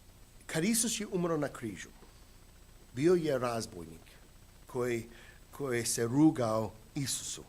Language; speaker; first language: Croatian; non-native, fluent; English